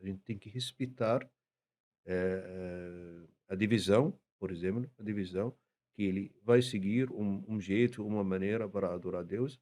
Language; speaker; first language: Portuguese; non-native, fluent; Arabic